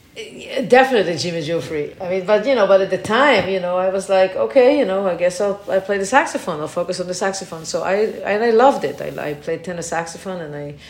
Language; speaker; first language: English; non-native, fluent; Hebrew